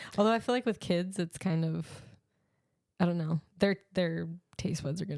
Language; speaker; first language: English; native; English